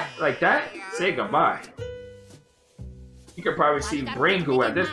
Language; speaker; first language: English; native; English